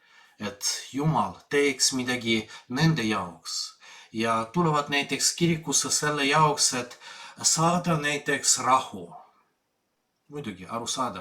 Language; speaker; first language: Estonian; non-native, fluent; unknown